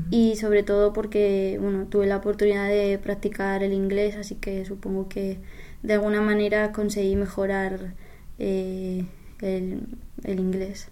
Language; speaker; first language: Spanish; native; Spanish